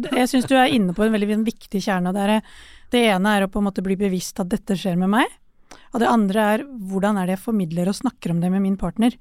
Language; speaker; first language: Norwegian; early bilingual, other home language; Urdu